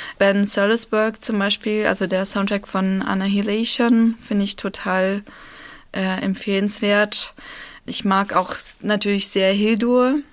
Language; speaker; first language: German; early bilingual, other home language; Russian